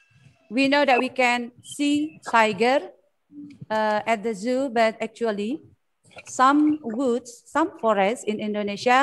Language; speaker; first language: English; non-native, fluent; Indonesian